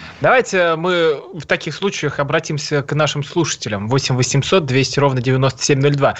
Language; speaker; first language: Russian; native; Russian